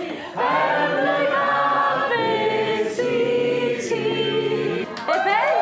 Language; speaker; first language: Welsh; native; Welsh